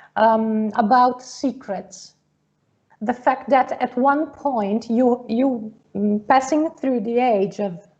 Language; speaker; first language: English; non-native, fluent; Italian